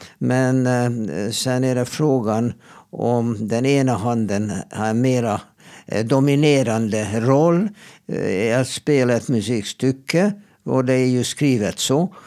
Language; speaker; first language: Swedish; non-native, fluent; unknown